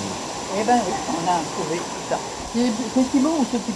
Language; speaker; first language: French; native; French